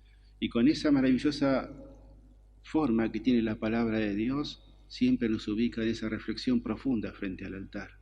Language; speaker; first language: Spanish; native; Spanish